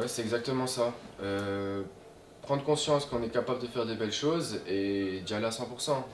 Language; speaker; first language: French; native; French